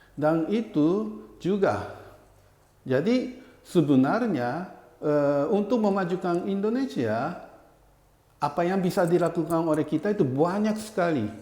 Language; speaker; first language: Indonesian; non-native, fluent; Japanese